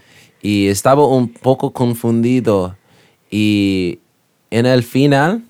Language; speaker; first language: Spanish; non-native, learner; English